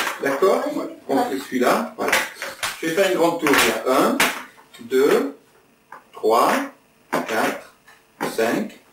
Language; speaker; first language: French; native; French